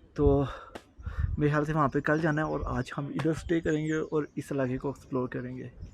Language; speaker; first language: Urdu; non-native, local second language; Punjabi